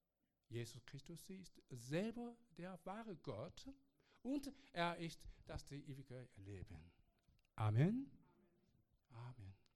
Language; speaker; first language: German; non-native, learner; Korean